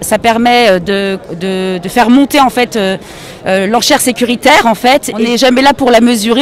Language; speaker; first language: French; native; French